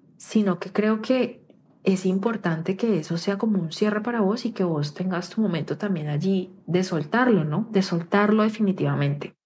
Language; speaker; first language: Spanish; native; Spanish